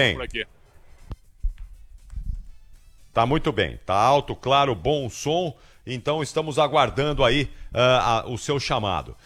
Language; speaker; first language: Portuguese; native; Portuguese